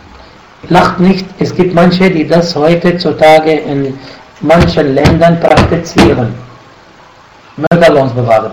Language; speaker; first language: German; non-native, fluent; Arabic